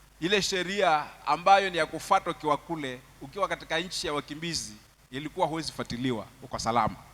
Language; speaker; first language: Swahili; non-native, local second language; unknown